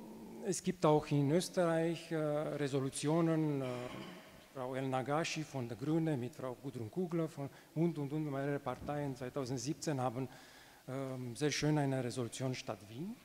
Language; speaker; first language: German; non-native, fluent; Romanian